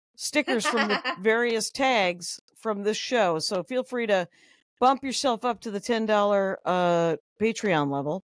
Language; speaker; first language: English; native; English